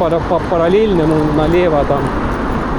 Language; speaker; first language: Russian; non-native, local second language; Estonian